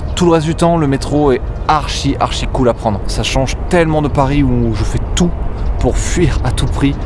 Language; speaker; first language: French; native; French